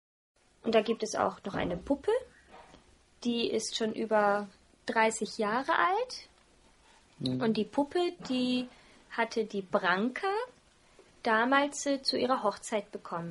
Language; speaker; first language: German; early bilingual, other home language; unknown